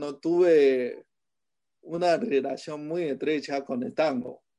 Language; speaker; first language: Spanish; non-native, fluent; Chinese